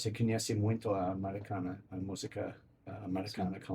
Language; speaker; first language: Portuguese; non-native, learner; English